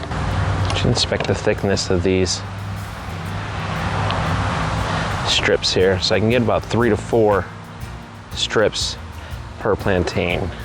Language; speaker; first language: English; native; English